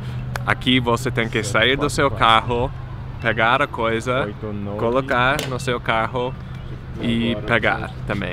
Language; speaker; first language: Portuguese; non-native, fluent; English